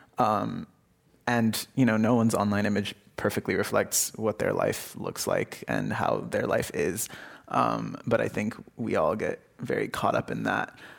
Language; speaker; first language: English; early bilingual, other home language; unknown